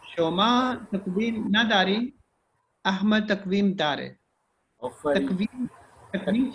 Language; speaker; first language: Persian; non-native, learner; Urdu